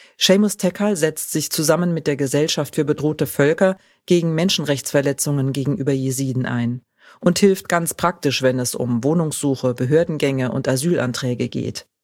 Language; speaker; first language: German; native; German